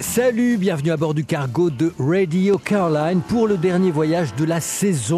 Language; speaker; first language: French; native; French